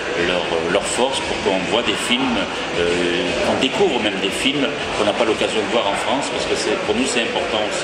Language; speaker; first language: French; native; French